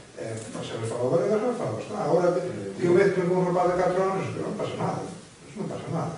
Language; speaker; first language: Galician; native; Galician